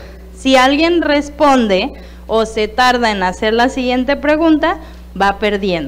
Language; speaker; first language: Spanish; native; Spanish